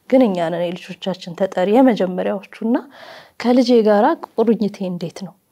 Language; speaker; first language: Amharic; native; Amharic